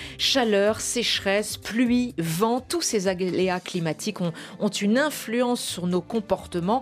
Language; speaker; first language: French; native; French